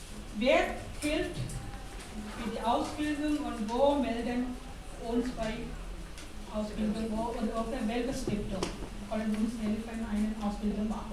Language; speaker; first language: German; non-native, fluent; Tamil